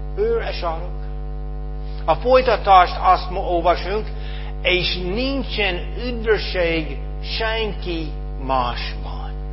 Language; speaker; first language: Hungarian; non-native, fluent; English